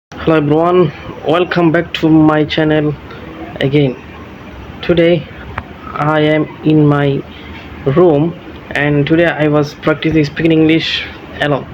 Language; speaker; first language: English; non-native, learner; Bangla